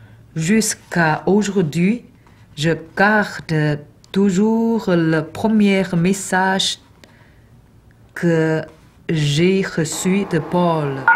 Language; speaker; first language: French; non-native, learner; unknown